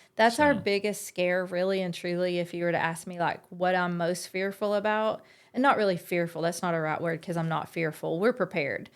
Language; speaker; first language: English; native; English